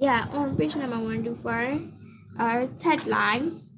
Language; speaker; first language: English; non-native, learner; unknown